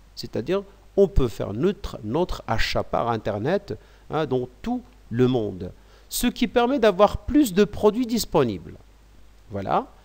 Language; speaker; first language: French; non-native, local second language; Arabic